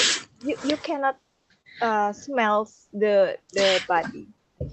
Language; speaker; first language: English; non-native, learner; Indonesian